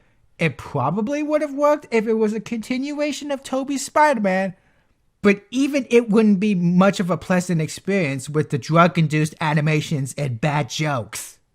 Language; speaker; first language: English; native; English